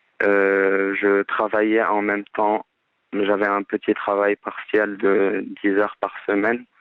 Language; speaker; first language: French; non-native, local second language; Arabic